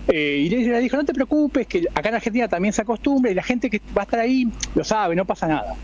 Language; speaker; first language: Spanish; native; Spanish